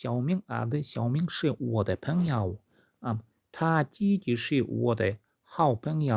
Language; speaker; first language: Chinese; non-native, fluent; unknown